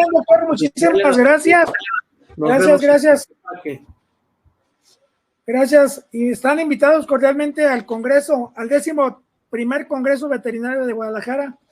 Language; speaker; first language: Spanish; native; Spanish